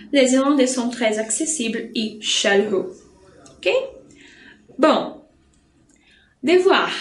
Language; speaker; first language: French; non-native, fluent; Portuguese